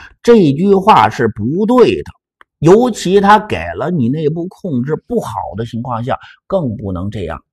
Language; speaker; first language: Chinese; native; Chinese